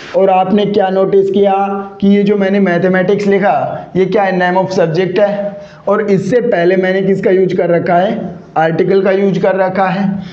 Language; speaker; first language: Hindi; native; Hindi